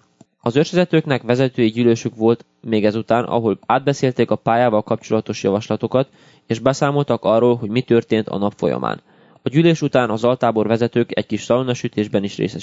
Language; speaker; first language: Hungarian; early bilingual, heritage; Hungarian